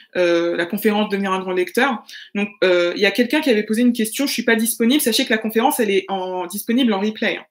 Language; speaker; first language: French; native; French